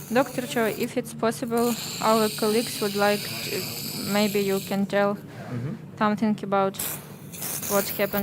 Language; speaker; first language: English; non-native, learner; Ukrainian